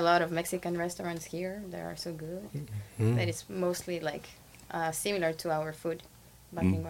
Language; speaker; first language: English; non-native, fluent; Spanish